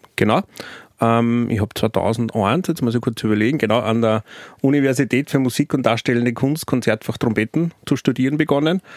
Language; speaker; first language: German; native; German